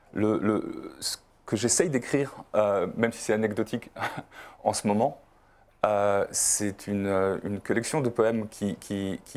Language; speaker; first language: French; non-native, fluent; Polish